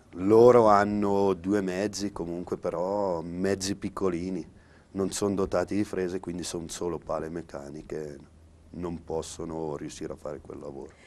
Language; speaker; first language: Italian; native; Italian